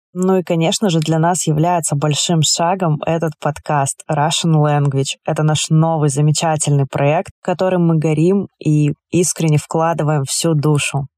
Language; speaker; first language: Russian; native; Russian